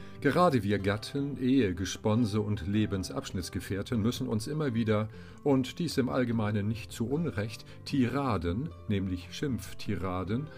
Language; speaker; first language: German; native; German